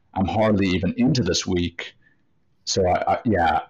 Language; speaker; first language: English; native; English